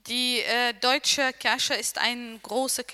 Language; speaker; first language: German; non-native, learner; Arabic